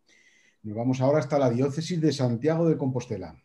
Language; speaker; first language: Spanish; native; Spanish